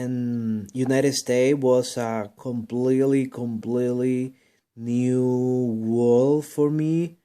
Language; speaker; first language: English; non-native, learner; Spanish